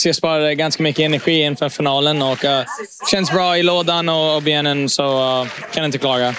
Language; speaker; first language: Swedish; early bilingual, heritage; English